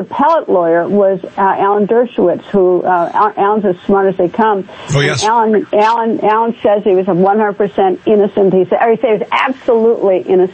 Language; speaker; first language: English; native; English